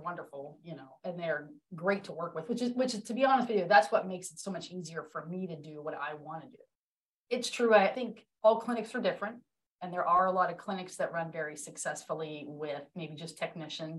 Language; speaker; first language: English; native; English